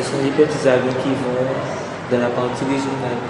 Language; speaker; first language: French; native; French